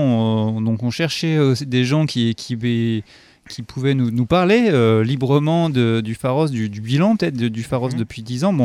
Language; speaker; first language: French; native; French